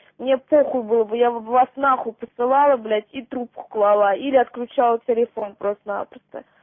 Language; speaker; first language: Russian; native; Russian